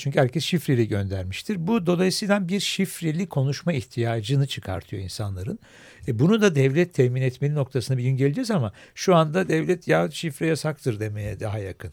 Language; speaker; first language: Turkish; native; Turkish